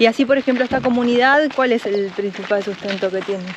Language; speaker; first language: Spanish; native; Spanish